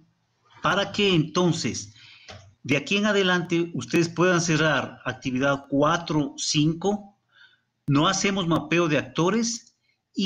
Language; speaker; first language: Spanish; native; Spanish